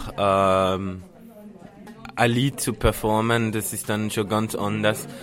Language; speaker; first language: German; native; German